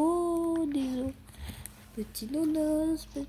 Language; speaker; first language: French; native; French